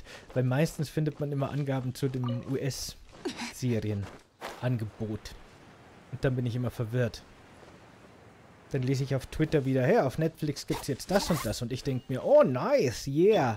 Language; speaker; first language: German; native; German